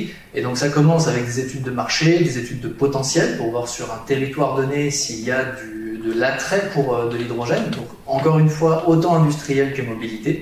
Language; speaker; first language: French; native; French